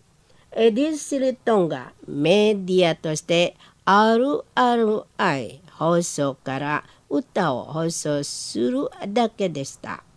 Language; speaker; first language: Japanese; non-native, learner; Indonesian